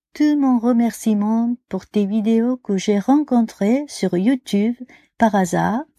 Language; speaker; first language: French; non-native, fluent; Japanese